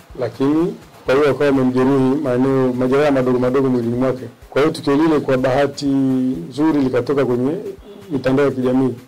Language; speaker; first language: Swahili; native; Swahili